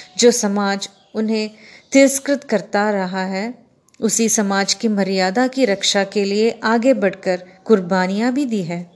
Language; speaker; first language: Hindi; non-native, local second language; Kannada